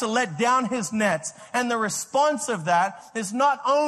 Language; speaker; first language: English; native; English